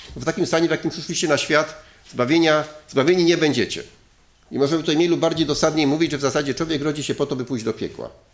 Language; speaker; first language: Polish; native; Polish